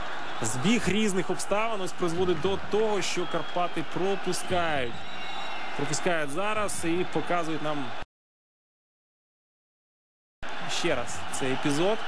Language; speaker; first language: Ukrainian; native; Ukrainian